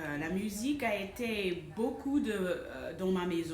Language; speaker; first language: French; non-native, fluent; English